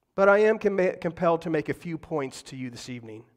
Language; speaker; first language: English; native; English